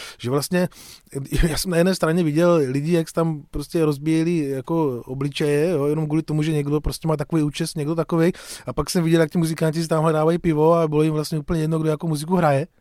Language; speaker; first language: Czech; native; Czech